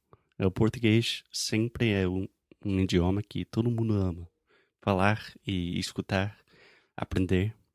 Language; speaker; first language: Portuguese; non-native, fluent; English